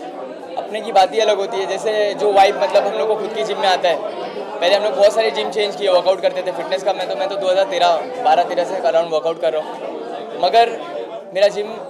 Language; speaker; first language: Hindi; native; Hindi